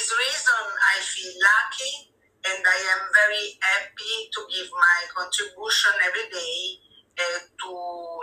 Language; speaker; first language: English; non-native, fluent; Italian